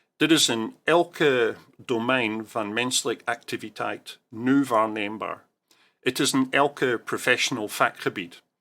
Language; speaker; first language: Dutch; non-native, fluent; English